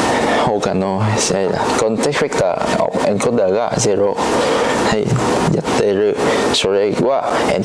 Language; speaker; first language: Japanese; non-native, learner; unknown